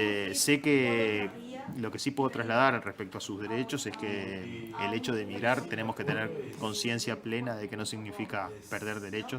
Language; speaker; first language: Spanish; native; Spanish